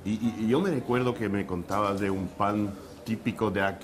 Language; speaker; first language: Spanish; non-native, fluent; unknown